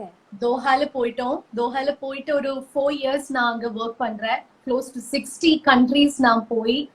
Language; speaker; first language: Tamil; non-native, learner; Malayalam